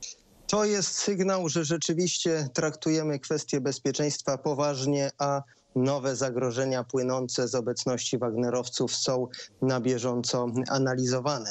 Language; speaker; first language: Polish; native; Polish